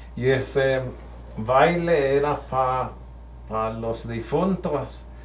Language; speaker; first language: Spanish; early bilingual, heritage; Spanish